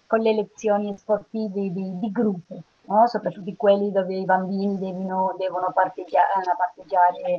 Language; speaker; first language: Italian; non-native, learner; Spanish